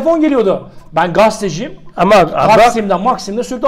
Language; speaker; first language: Turkish; native; Turkish